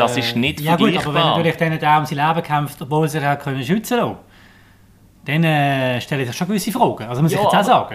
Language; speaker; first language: German; native; German